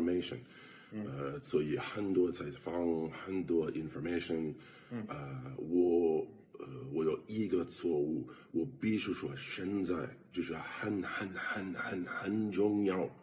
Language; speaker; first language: Chinese; non-native, learner; English